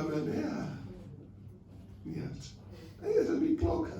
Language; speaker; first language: Russian; non-native, learner; English